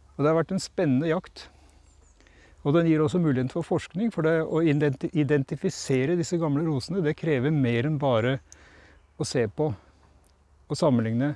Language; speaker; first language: Norwegian; native; Norwegian